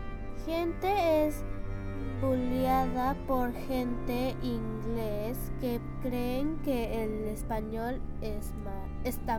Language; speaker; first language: Spanish; early bilingual, other home language; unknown